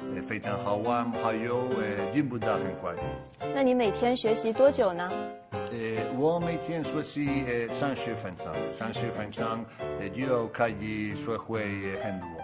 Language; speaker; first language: Chinese; non-native, learner; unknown